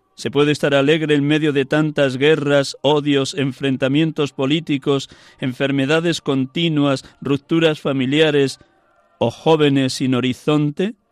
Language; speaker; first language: Spanish; native; Spanish